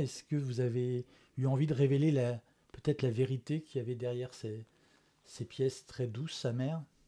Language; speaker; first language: French; native; French